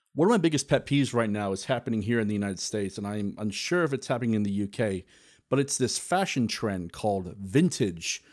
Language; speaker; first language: English; native; English